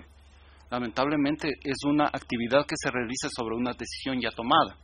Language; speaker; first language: Spanish; native; Spanish